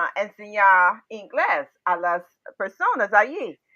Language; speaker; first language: Spanish; non-native, learner; English